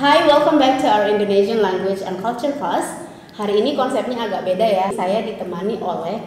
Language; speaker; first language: Indonesian; native; Indonesian